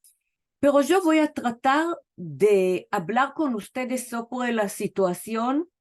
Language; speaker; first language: Spanish; non-native, fluent; Hebrew